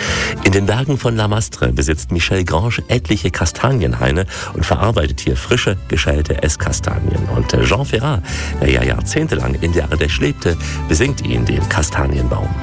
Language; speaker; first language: German; native; German